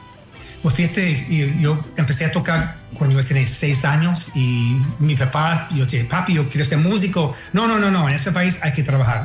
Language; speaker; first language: Spanish; non-native, fluent; English